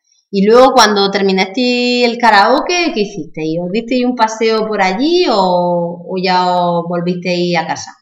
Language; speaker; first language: Spanish; native; Spanish